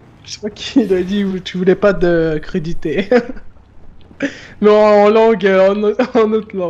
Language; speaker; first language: French; native; French